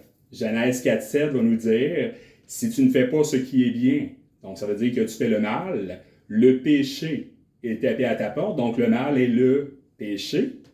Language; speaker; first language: French; native; French